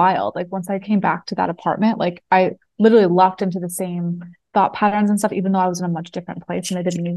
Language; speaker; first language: English; native; English